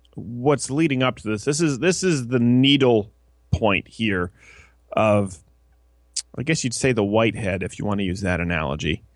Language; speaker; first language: English; early bilingual, other home language; French